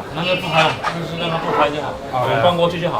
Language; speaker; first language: Chinese; native; Chinese